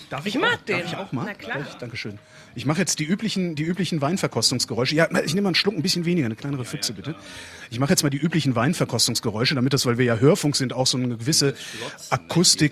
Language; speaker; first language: German; native; German